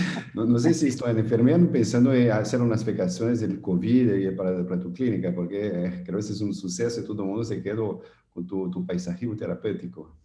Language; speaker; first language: Spanish; non-native, fluent; Portuguese